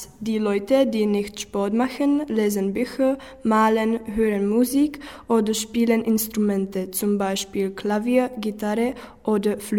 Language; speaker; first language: German; non-native, learner; Czech